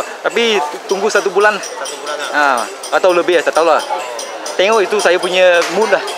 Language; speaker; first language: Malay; non-native, local second language; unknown